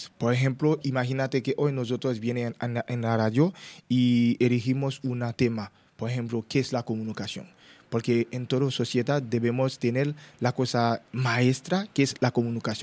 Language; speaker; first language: Spanish; non-native, learner; Haitian Creole